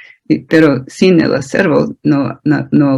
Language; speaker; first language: Spanish; non-native, fluent; English